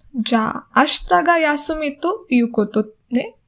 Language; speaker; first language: Japanese; non-native, learner; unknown